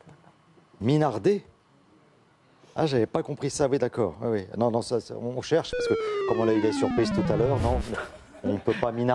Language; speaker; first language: French; native; French